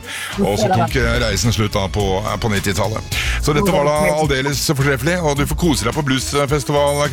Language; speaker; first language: Norwegian; native; Norwegian